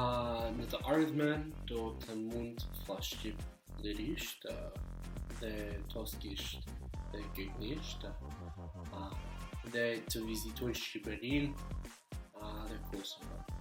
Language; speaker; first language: Albanian; non-native, learner; English